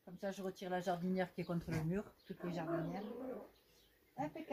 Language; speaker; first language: French; native; French